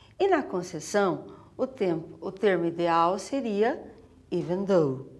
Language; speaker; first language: Portuguese; native; Portuguese